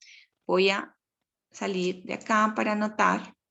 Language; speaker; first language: Spanish; native; Spanish